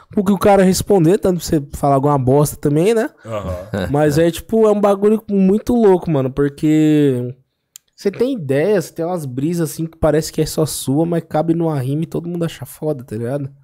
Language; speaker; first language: Portuguese; native; Portuguese